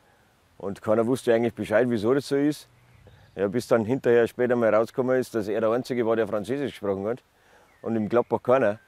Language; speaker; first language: German; native; German